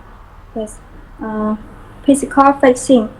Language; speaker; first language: English; non-native, learner; Khmer